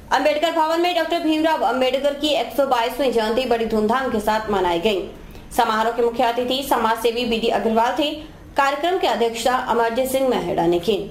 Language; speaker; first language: Hindi; native; Hindi